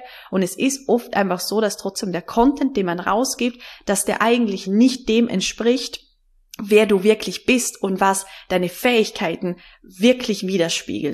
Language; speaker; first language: German; native; German